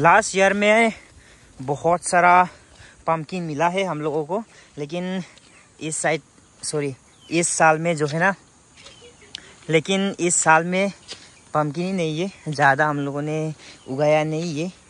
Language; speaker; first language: Hindi; non-native, local second language; Garo